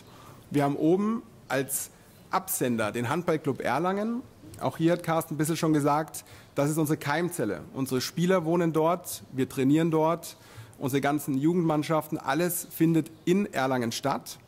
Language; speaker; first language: German; native; German